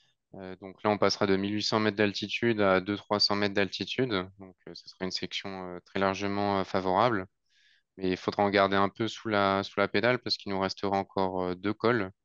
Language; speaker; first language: French; native; French